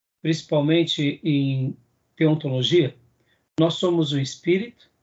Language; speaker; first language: Portuguese; native; Portuguese